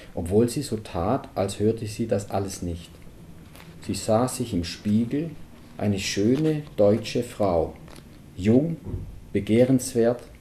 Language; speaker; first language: German; native; German